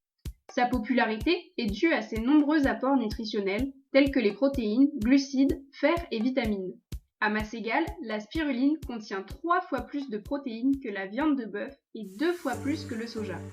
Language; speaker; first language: French; native; French